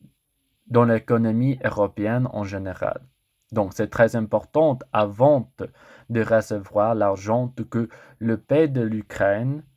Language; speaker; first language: French; non-native, learner; English